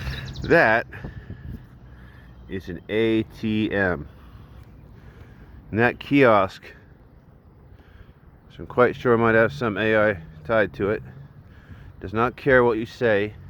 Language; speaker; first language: English; native; English